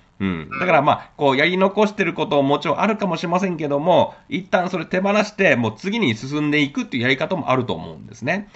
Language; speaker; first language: Japanese; native; Japanese